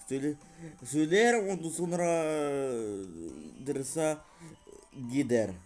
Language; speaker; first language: Turkish; non-native, learner; Russian